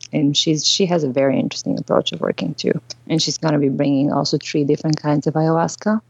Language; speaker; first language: English; non-native, fluent; Bulgarian